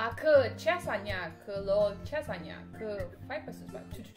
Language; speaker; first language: Korean; non-native, learner; Indonesian